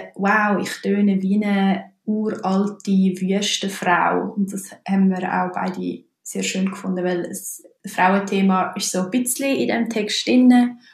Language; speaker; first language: German; native; German